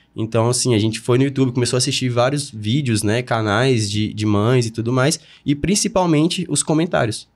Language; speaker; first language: Portuguese; native; Portuguese